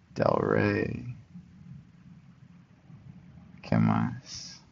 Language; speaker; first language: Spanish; non-native, fluent; English